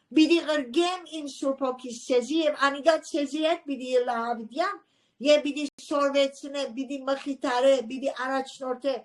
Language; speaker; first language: Armenian; early bilingual, heritage; Armenian